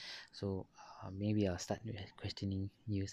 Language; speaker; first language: English; non-native, local second language; Malay